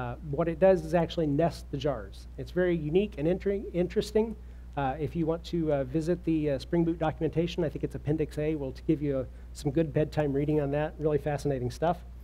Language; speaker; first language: English; native; English